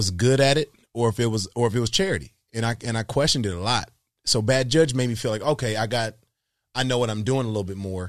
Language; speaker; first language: English; native; English